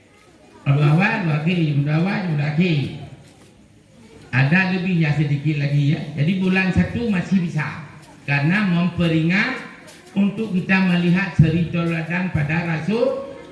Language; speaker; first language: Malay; non-native, local second language; Achinese